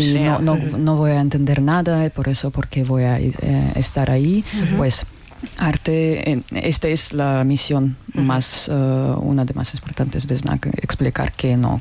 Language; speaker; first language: Spanish; non-native, learner; Russian